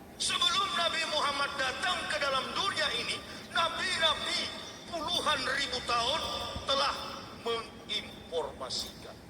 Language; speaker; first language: Indonesian; native; Indonesian